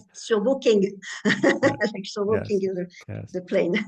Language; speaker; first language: English; non-native, learner; French